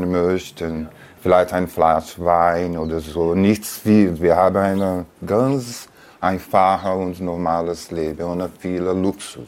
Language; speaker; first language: German; non-native, learner; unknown